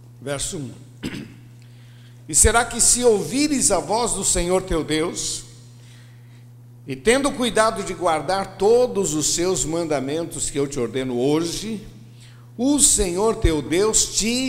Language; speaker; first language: Portuguese; native; Portuguese